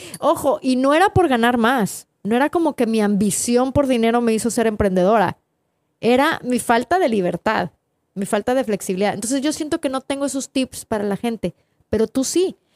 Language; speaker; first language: Spanish; native; Spanish